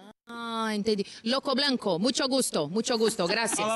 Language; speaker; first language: Spanish; non-native, learner; Portuguese